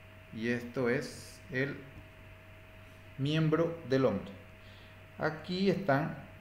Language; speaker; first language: Spanish; native; Spanish